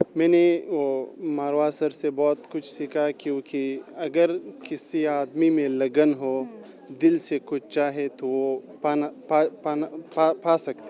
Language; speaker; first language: Hindi; non-native, fluent; Pashto